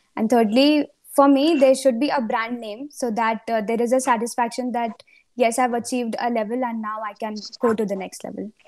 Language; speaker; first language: English; non-native, local second language; Hindi